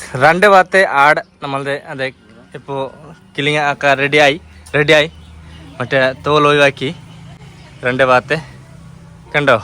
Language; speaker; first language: Malayalam; non-native, learner; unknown